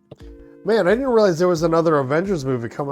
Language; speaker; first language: English; native; English